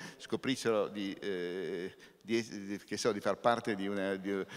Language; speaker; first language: Italian; native; Italian